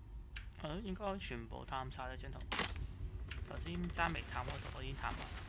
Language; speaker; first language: Chinese; native; Chinese